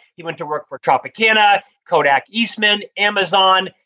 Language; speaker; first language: English; native; English